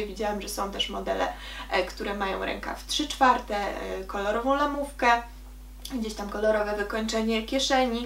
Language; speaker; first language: Polish; native; Polish